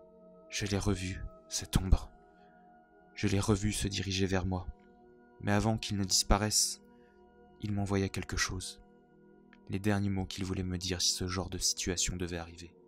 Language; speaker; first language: French; native; French